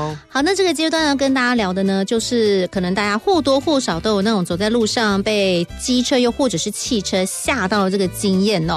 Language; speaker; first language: Chinese; native; Chinese